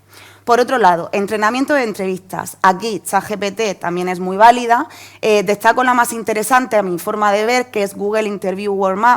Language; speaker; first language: Spanish; native; Spanish